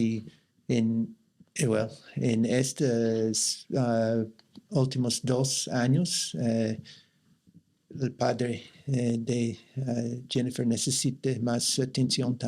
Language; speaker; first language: Spanish; non-native, learner; English